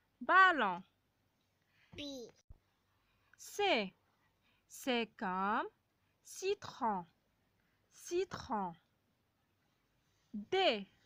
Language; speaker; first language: French; non-native, local second language; Arabic